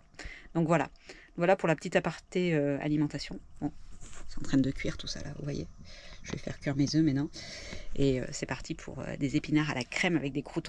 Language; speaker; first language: French; native; French